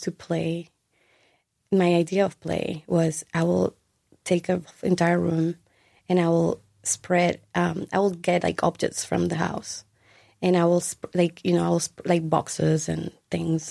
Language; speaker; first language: English; non-native, fluent; Spanish